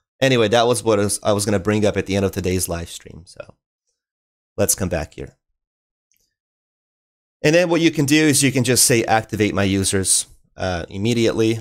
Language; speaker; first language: English; native; English